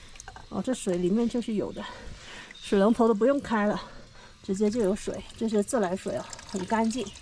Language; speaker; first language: Chinese; native; Chinese